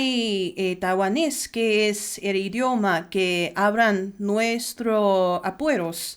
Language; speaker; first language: Spanish; non-native, learner; Chinese